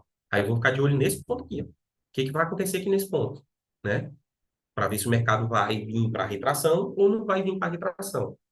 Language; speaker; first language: Portuguese; native; Portuguese